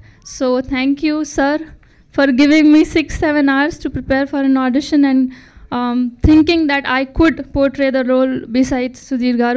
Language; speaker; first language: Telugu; non-native, learner; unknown